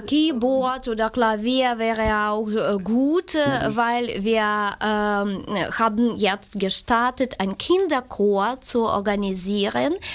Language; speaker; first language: German; non-native, fluent; Ukrainian